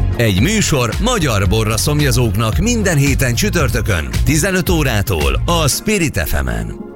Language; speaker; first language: Hungarian; native; Hungarian